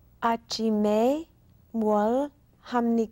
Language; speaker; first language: Korean; non-native, learner; English